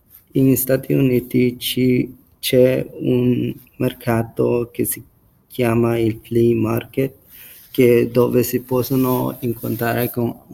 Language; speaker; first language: Italian; non-native, learner; English